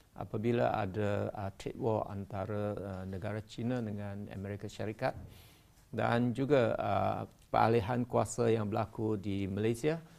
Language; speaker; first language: Malay; non-native, local second language; Chinese